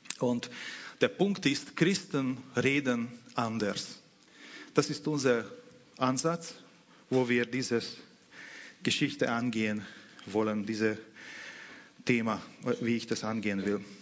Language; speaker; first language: German; non-native, fluent; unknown